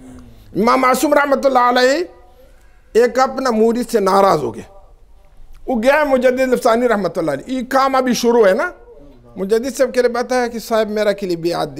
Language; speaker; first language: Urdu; non-native, local second language; Pashto